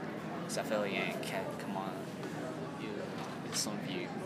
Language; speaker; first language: French; non-native, learner; English